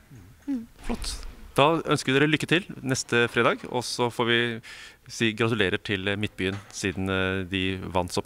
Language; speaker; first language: Norwegian; native; Norwegian